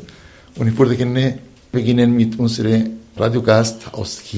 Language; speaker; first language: German; non-native, fluent; Spanish